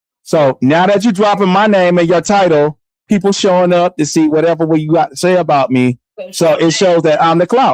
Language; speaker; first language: English; native; English